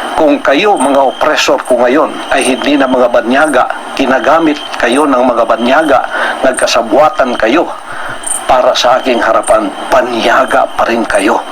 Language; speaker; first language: Filipino; non-native, local second language; Cebuano